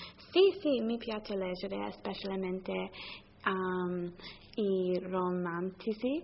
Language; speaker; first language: Italian; non-native, learner; English